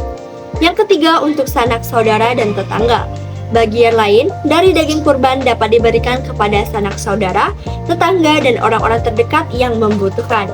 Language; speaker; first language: Indonesian; native; Indonesian